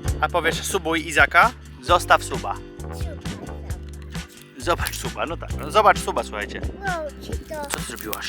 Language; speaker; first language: Polish; native; Polish